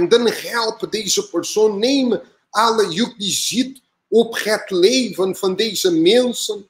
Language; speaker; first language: Dutch; non-native, learner; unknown